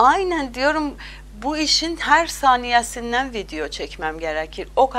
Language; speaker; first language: Turkish; non-native, learner; Azerbaijani